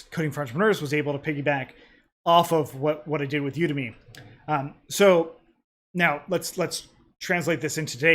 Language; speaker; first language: English; native; English